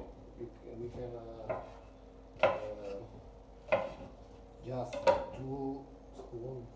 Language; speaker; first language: English; non-native, learner; Italian